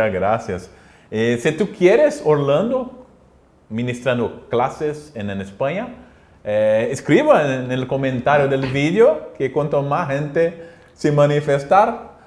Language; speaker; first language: Spanish; non-native, learner; Portuguese